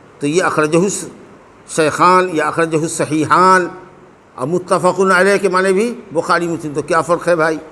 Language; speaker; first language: Urdu; native; Urdu